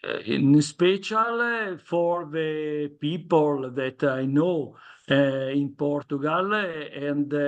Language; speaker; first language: English; non-native, learner; Italian